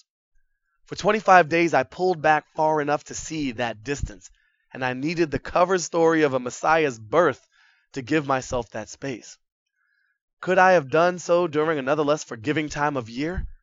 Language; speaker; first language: English; native; English